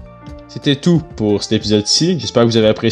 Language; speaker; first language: French; native; French